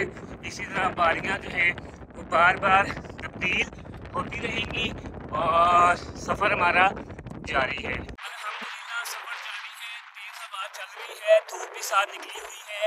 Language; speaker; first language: Urdu; non-native, local second language; Punjabi